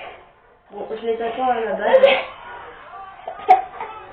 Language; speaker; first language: French; native; French